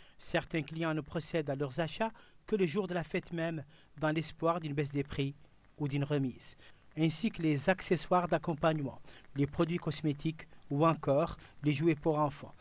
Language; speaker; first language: French; non-native, local second language; Arabic